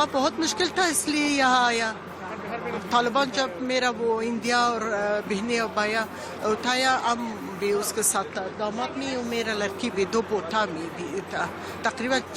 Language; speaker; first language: Hindi; non-native, learner; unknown